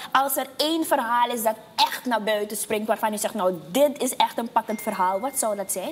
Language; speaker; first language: Dutch; native; Dutch